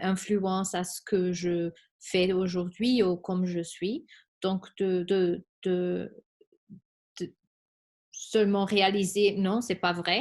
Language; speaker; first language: French; non-native, fluent; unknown